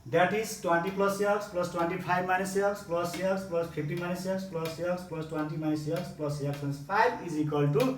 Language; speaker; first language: English; non-native, local second language; Nepali